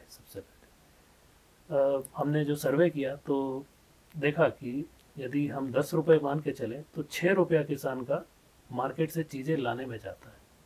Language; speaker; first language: Hindi; native; Hindi